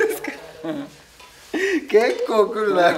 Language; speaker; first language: Japanese; native; Japanese